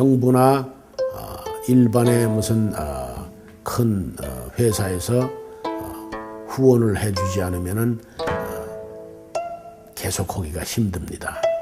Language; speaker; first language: Korean; native; Korean